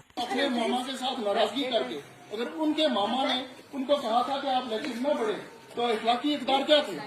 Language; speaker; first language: Urdu; non-native, local second language; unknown